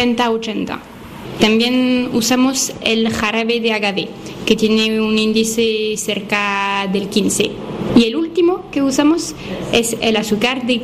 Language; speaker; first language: Spanish; non-native, fluent; French